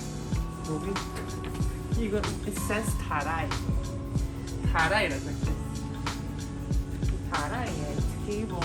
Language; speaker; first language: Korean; early bilingual, heritage; Korean